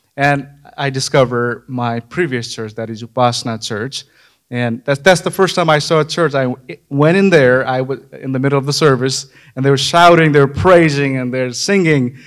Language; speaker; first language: English; non-native, local second language; Nepali